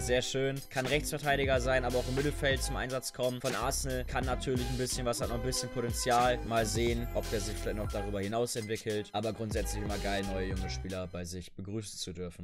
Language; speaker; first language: German; native; German